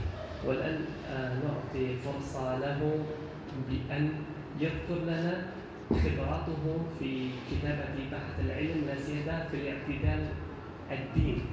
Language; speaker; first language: Arabic; non-native, fluent; Indonesian